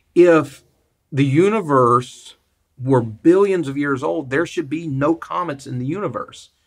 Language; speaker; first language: English; native; English